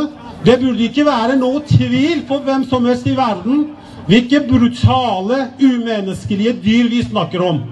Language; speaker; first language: Norwegian; non-native, fluent; Persian